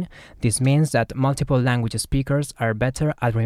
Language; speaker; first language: English; non-native, fluent; Spanish